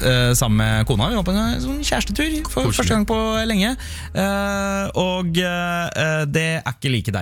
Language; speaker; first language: Norwegian; native; Norwegian